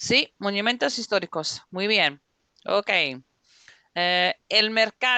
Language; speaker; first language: Spanish; non-native, fluent; English